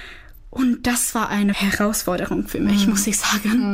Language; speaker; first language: German; non-native, fluent; Czech